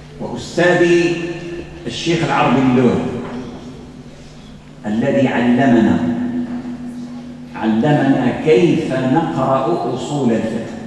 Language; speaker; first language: Arabic; native; Arabic